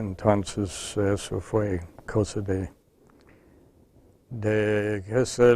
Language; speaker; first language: Spanish; non-native, fluent; English